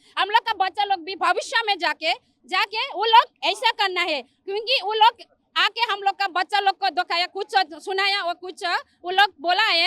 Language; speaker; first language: Hindi; non-native, local second language; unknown